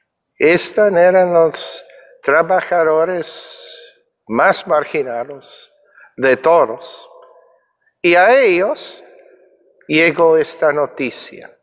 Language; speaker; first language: Spanish; non-native, fluent; English